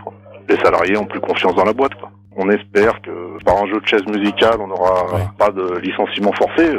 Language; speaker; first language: French; native; French